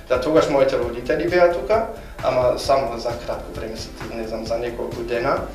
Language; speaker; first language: Macedonian; non-native, fluent; German